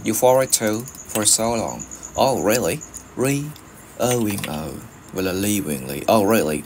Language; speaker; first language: English; non-native, learner; Vietnamese